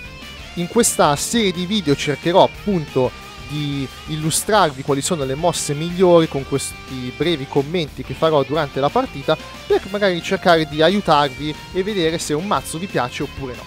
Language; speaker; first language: Italian; native; Italian